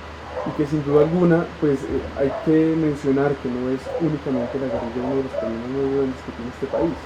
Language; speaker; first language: Spanish; native; Spanish